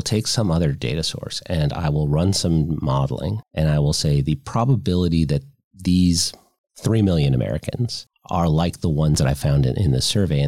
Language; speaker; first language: English; native; English